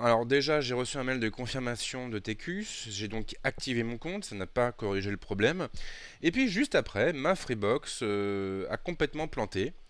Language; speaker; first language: French; native; French